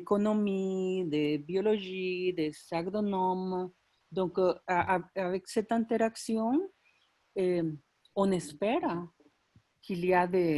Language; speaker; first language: French; non-native, fluent; Spanish